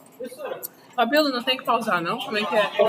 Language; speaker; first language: Portuguese; native; Portuguese